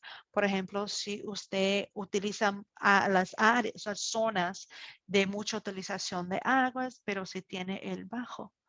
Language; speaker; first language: Spanish; non-native, fluent; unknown